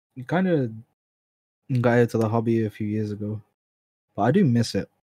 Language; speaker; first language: English; native; English